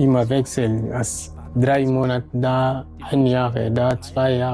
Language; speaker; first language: German; non-native, local second language; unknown